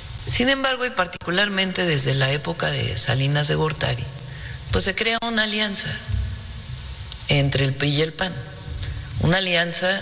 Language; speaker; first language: Spanish; native; Spanish